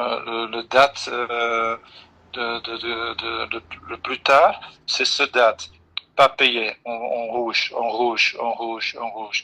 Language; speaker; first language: French; non-native, fluent; Dutch